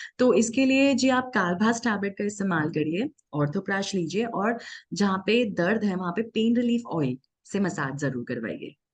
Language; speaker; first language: Hindi; native; Hindi